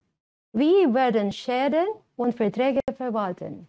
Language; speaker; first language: German; non-native, fluent; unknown